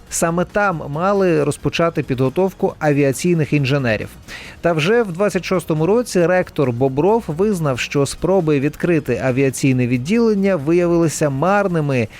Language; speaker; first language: Ukrainian; native; Ukrainian